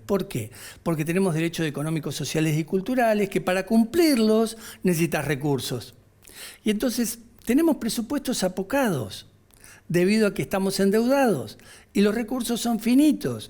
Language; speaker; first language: Spanish; native; Spanish